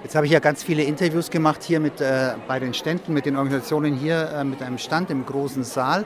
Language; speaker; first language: German; native; German